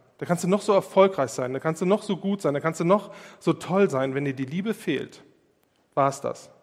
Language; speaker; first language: German; native; German